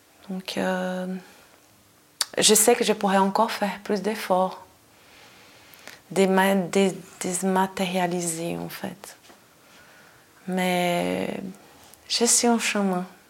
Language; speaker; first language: French; non-native, fluent; Portuguese